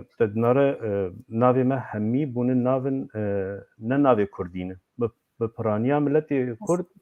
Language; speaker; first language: Kurdish; native; Kurdish